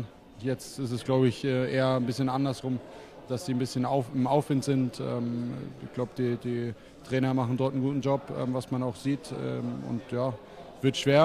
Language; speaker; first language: German; native; German